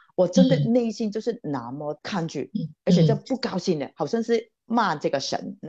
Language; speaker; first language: Chinese; non-native, local second language; Cantonese